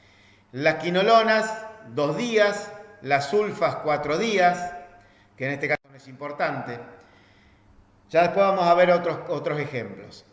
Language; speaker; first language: Spanish; native; Spanish